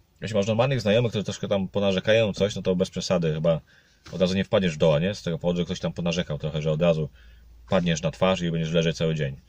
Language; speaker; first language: Polish; native; Polish